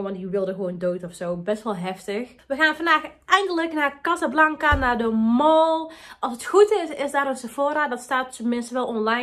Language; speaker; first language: Dutch; early bilingual, other home language; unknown